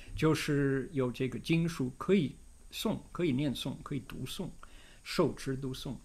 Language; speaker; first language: Chinese; non-native, fluent; English